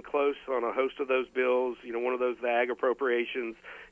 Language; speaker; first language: English; native; English